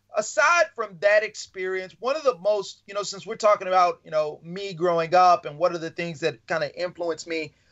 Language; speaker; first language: English; native; English